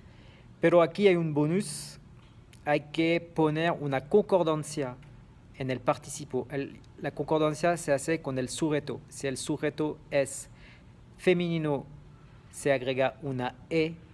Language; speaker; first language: Spanish; non-native, fluent; French